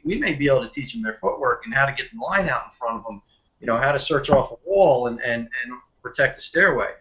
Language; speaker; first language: English; native; English